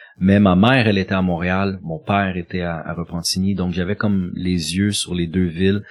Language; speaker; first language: French; native; French